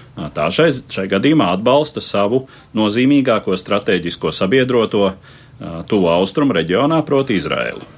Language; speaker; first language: Latvian; early bilingual, heritage; Latvian